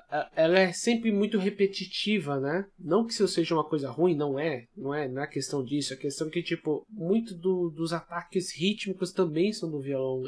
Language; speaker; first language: Portuguese; native; Portuguese